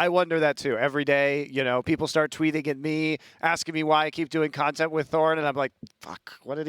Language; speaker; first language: English; native; English